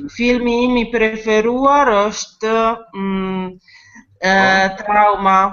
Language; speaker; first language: Albanian; non-native, learner; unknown